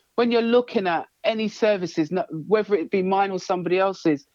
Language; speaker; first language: English; native; English